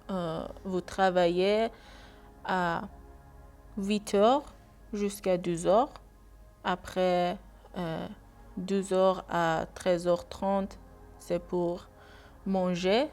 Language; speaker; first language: French; non-native, learner; Persian